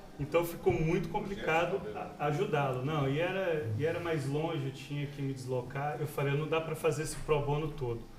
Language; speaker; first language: Portuguese; native; Portuguese